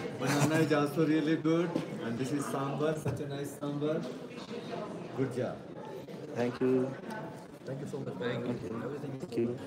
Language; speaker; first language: English; non-native, learner; Nepali